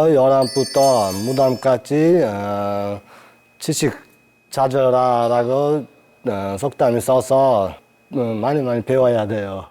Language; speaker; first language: Korean; non-native, learner; Uzbek